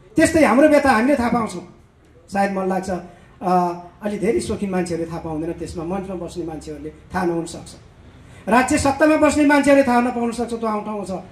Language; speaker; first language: Nepali; native; Nepali